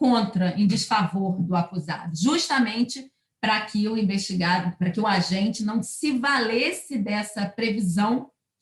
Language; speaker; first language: Portuguese; native; Portuguese